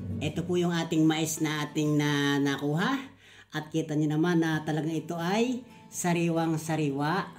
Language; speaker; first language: Filipino; native; Filipino